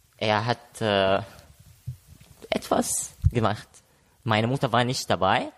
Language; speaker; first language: German; non-native, learner; Arabic